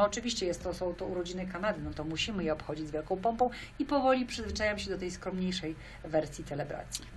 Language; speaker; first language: Polish; native; Polish